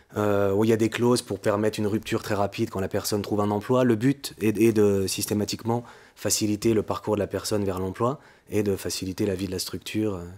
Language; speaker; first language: French; native; French